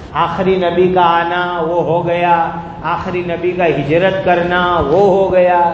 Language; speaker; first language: Urdu; non-native, local second language; Gujarati